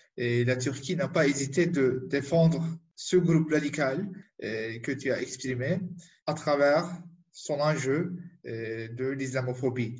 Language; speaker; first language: French; non-native, fluent; Turkish